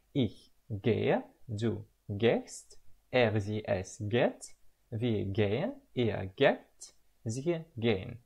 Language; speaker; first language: German; non-native, learner; Russian